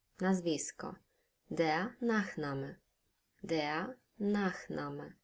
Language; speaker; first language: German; non-native, fluent; Polish